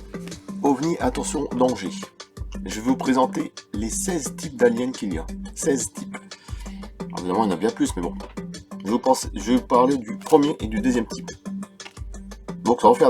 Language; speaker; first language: French; native; French